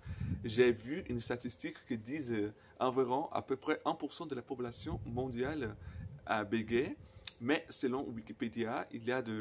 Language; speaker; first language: French; non-native, fluent; Portuguese